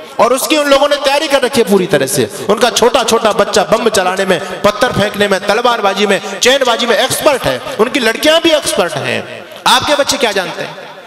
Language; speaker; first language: Hindi; native; Hindi